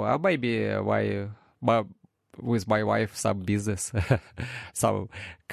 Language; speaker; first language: English; non-native, learner; Ukrainian